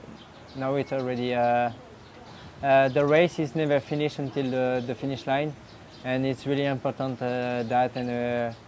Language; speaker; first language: English; non-native, learner; French